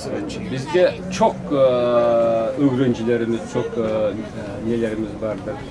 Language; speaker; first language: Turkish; non-native, learner; Hungarian